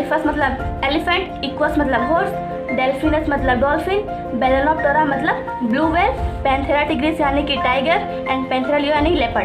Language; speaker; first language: Hindi; native; Hindi